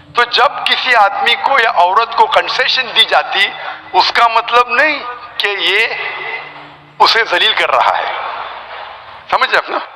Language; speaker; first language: Urdu; non-native, local second language; Konkani